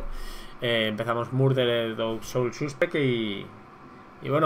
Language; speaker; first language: Spanish; native; Spanish